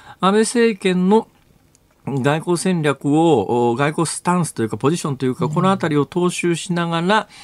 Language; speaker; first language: Japanese; native; Japanese